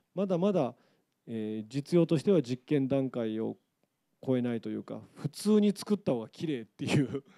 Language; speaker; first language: Japanese; native; Japanese